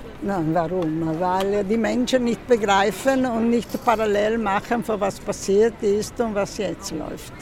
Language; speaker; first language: German; non-native, fluent; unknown